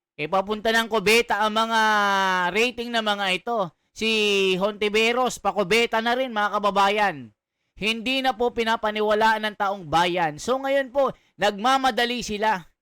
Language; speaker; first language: Filipino; non-native, local second language; Iloko